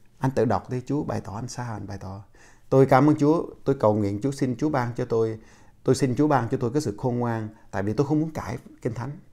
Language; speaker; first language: Vietnamese; non-native, local second language; Jarai